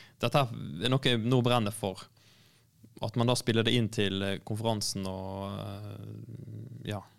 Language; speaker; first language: Norwegian; native; Norwegian